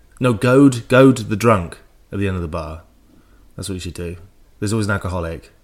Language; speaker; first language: English; native; English